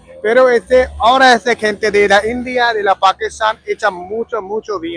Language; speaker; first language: Spanish; non-native, learner; Punjabi